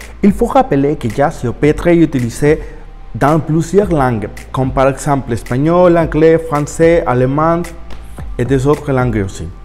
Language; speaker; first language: French; non-native, learner; Spanish